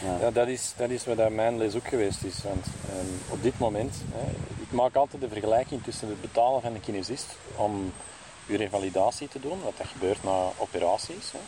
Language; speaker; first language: Dutch; native; Dutch